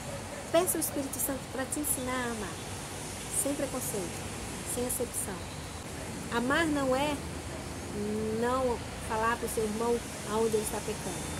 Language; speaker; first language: Portuguese; native; Portuguese